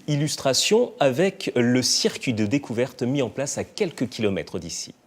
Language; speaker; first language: French; native; French